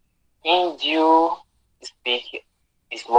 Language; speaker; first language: English; non-native, learner; Portuguese